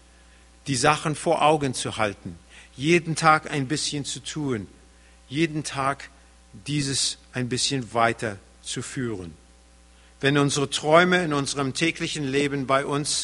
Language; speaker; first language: German; early bilingual, heritage; German